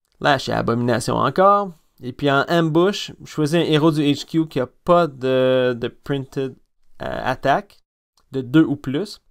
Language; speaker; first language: French; native; French